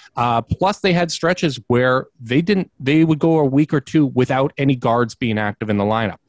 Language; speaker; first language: English; native; English